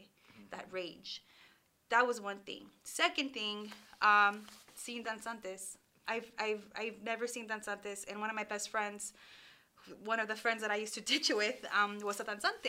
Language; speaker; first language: English; early bilingual, other home language; Spanish